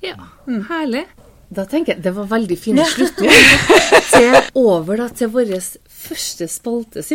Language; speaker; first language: Norwegian; native; Norwegian